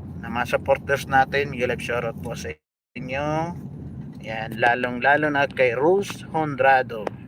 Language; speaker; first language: Filipino; native; Filipino